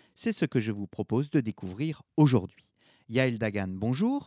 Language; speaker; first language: French; native; French